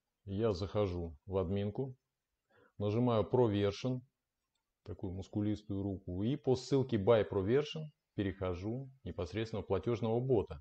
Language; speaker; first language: Russian; native; Russian